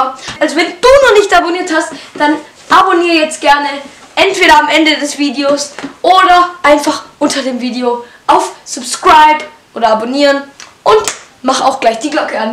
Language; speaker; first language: German; native; German